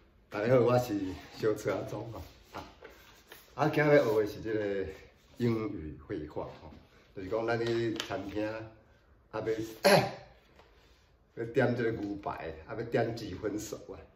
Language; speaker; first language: Chinese; non-native, local second language; Min Nan Chinese